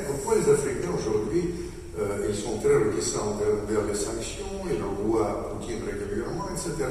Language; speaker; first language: French; non-native, fluent; Russian